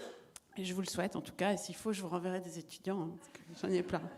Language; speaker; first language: French; native; French